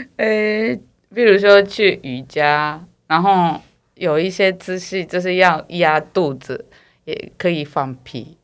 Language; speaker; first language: Chinese; non-native, fluent; Japanese